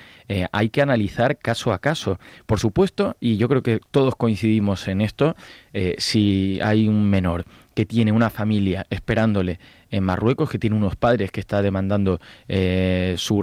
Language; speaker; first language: Spanish; native; Spanish